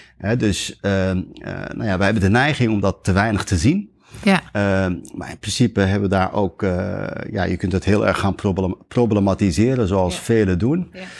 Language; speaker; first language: Dutch; early bilingual, other home language; Riffian